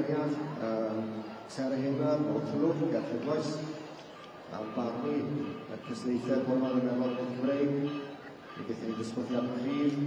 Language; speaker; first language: Welsh; native; Welsh